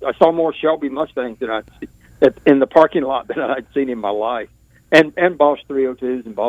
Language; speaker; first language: English; native; English